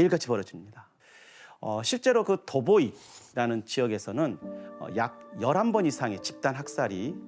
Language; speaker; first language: Korean; native; Korean